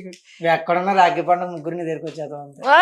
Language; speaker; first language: Telugu; native; Telugu